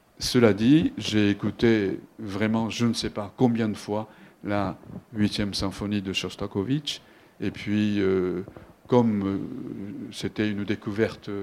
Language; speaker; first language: French; non-native, fluent; Japanese